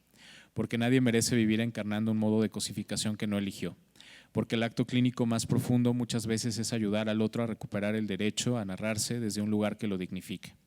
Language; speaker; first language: Spanish; native; Spanish